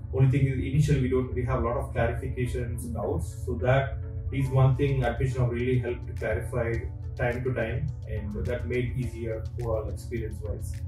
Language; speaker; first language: English; non-native, local second language; Telugu